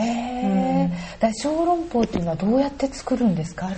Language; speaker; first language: Japanese; native; Japanese